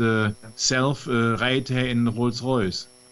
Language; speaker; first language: Dutch; non-native, fluent; German